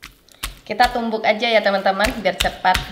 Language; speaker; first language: Indonesian; native; Indonesian